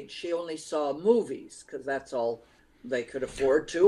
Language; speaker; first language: English; early bilingual, other home language; Lithuanian